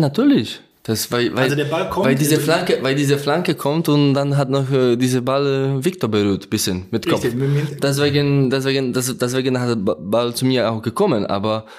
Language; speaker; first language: German; non-native, learner; Polish